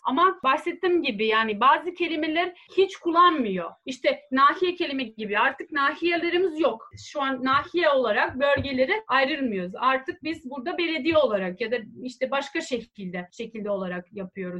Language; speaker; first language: Turkish; non-native, fluent; Serbian